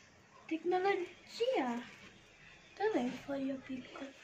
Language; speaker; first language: Italian; early bilingual, other home language; Filipino